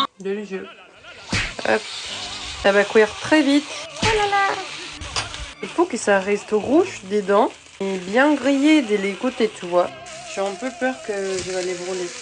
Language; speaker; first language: French; non-native, fluent; Spanish